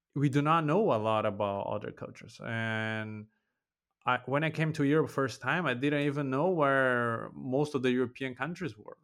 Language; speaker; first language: English; non-native, fluent; Portuguese